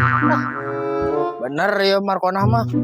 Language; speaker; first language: Indonesian; non-native, local second language; Sundanese